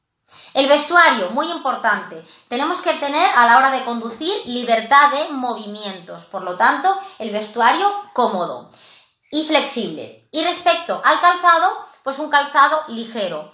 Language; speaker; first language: Spanish; native; Spanish